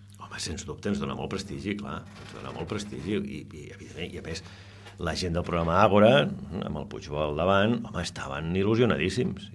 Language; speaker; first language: Catalan; non-native, local second language; Spanish